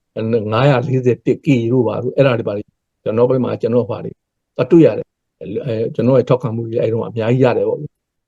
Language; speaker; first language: Burmese; native; Burmese